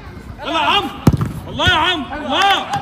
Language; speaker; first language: Arabic; native; Arabic